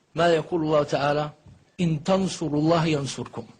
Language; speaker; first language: Arabic; non-native, fluent; German